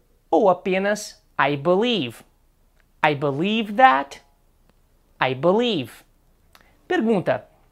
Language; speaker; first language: English; non-native, fluent; Portuguese